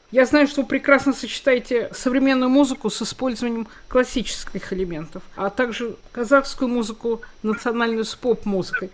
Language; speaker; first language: Russian; native; Russian